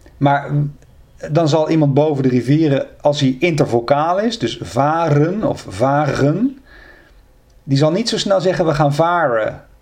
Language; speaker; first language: Dutch; native; Dutch